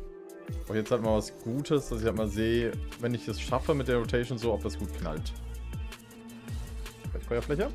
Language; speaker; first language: German; native; German